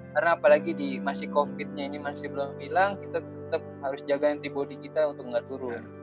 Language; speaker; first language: Indonesian; native; Indonesian